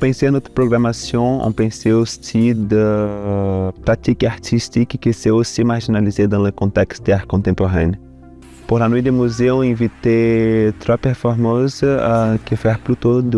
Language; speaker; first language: French; non-native, fluent; Portuguese